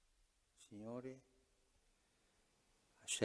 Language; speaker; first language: Italian; non-native, fluent; Spanish